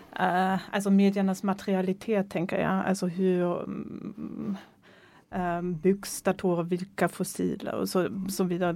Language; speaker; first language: Swedish; non-native, fluent; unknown